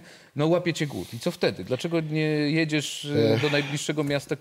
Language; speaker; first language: Polish; native; Polish